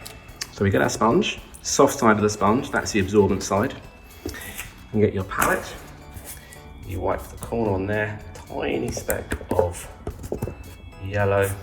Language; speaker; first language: English; native; English